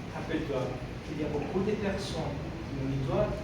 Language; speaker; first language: French; non-native, learner; Spanish